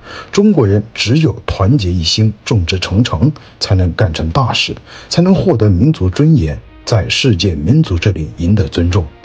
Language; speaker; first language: Chinese; native; Chinese